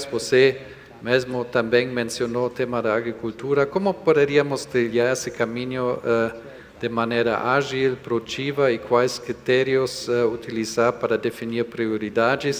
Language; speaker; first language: Portuguese; non-native, fluent; German